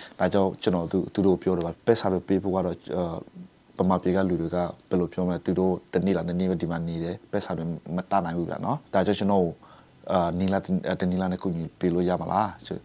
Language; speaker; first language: Burmese; non-native, local second language; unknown